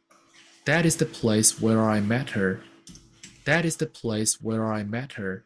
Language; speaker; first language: English; non-native, fluent; Korean